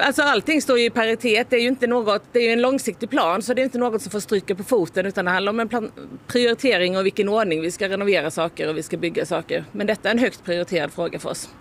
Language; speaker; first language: Swedish; native; Swedish